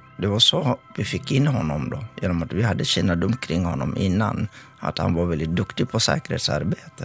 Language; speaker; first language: Swedish; non-native, local second language; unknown